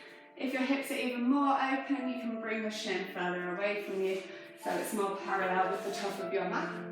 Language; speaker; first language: English; native; English